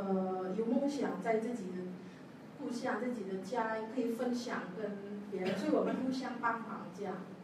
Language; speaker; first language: Chinese; non-native, learner; Javanese